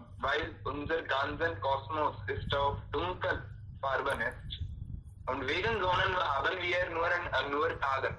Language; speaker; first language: German; non-native, learner; Hindi